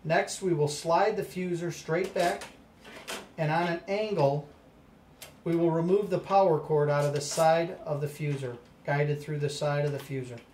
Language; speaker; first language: English; native; English